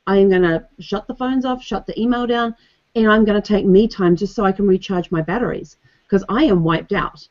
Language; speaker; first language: English; native; English